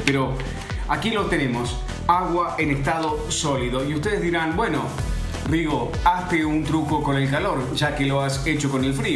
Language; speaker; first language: Spanish; native; Spanish